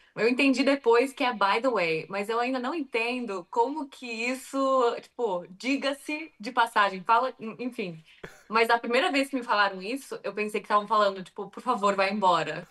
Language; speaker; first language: Portuguese; early bilingual, other home language; English